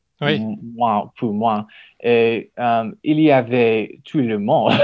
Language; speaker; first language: French; non-native, learner; English